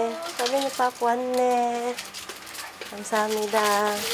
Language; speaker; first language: Korean; non-native, learner; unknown